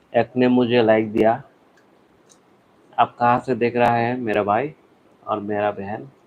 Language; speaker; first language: Hindi; non-native, learner; Bangla